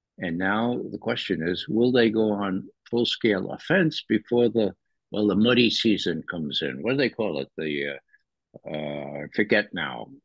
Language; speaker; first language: English; native; English